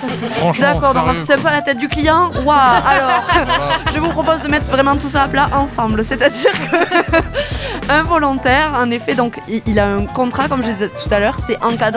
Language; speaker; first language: French; native; French